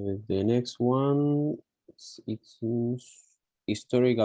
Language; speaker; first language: English; non-native, learner; Spanish